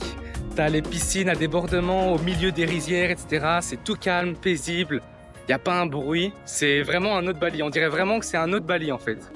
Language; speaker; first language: French; native; French